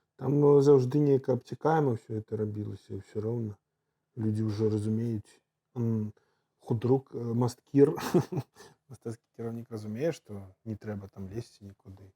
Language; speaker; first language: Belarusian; native; Belarusian